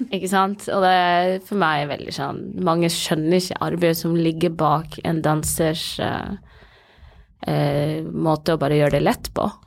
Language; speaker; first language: Norwegian; early bilingual, other home language; Somali